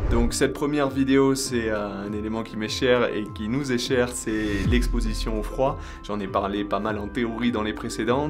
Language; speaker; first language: French; native; French